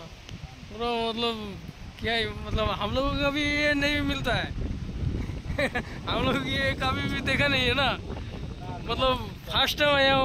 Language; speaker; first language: Hindi; non-native, local second language; Bangla